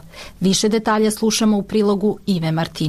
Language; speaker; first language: Serbian; native; Serbian